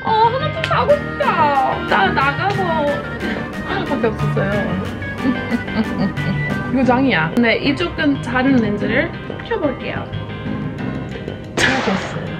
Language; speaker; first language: Korean; non-native, fluent; English